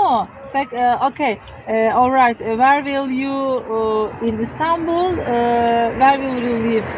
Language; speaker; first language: English; non-native, learner; Turkish